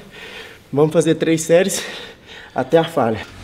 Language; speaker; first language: Portuguese; native; Portuguese